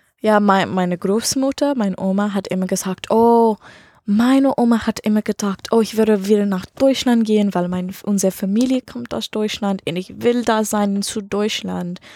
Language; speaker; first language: German; non-native, learner; English